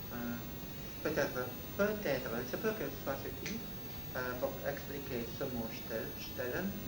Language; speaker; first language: French; non-native, fluent; Russian